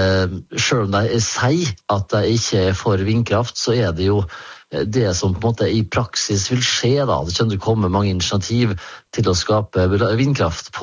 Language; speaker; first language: Norwegian; native; Norwegian